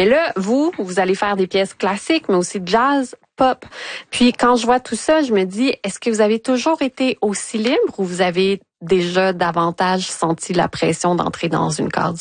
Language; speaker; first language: French; native; French